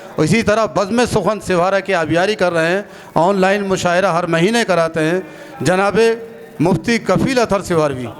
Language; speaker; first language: Hindi; native; Hindi